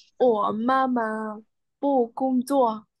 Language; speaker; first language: Chinese; non-native, learner; Vietnamese